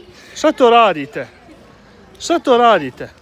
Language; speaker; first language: Bosnian; native; Bosnian